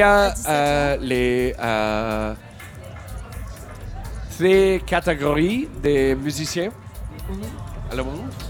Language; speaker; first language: French; non-native, learner; English